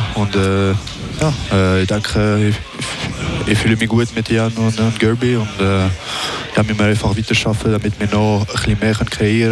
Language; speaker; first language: German; non-native, fluent; French